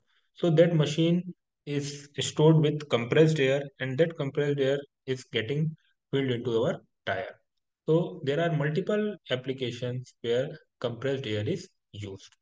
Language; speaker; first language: English; non-native, local second language; Hindi